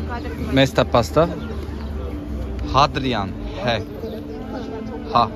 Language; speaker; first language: Russian; non-native, learner; Turkish